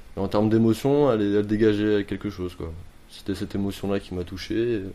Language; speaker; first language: French; native; French